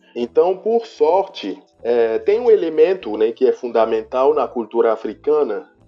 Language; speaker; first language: Portuguese; non-native, fluent; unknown